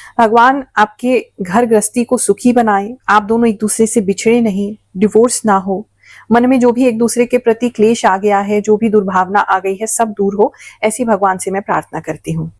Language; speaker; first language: Hindi; native; Hindi